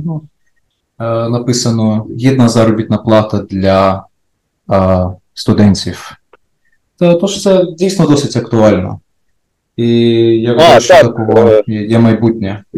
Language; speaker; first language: Ukrainian; native; Ukrainian